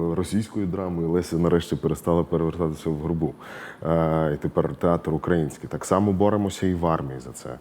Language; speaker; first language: Ukrainian; non-native, local second language; Russian